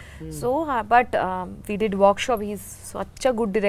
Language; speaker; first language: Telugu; non-native, learner; Bangla